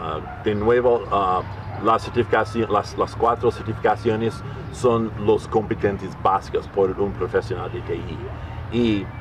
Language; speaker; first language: Spanish; non-native, learner; English